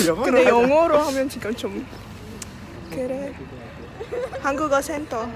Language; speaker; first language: Korean; non-native, learner; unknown